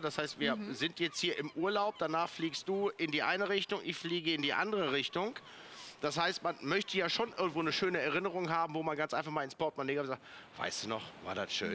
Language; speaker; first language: German; native; German